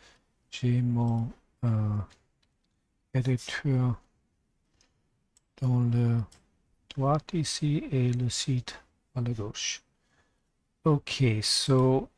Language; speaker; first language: French; non-native, learner; English